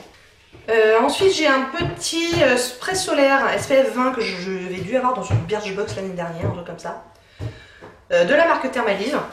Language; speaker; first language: French; native; French